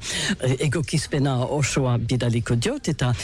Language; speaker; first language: Basque; non-native, learner; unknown